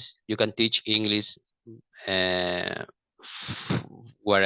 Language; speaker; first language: English; non-native, learner; Portuguese